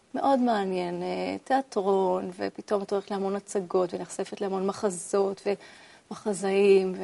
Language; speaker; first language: Hebrew; native; Hebrew